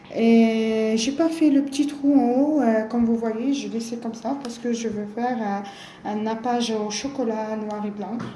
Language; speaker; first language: French; non-native, local second language; Arabic